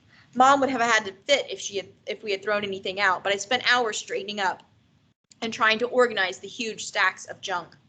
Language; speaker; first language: English; native; English